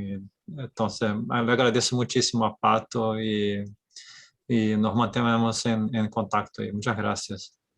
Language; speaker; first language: Spanish; non-native, fluent; Portuguese